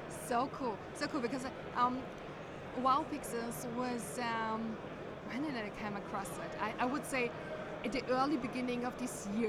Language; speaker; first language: English; non-native, fluent; German